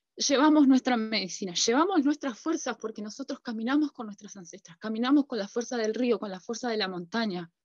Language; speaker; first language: Spanish; non-native, local second language; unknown